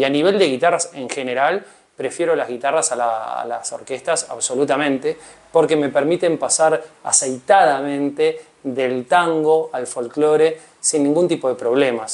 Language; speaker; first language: Spanish; native; Spanish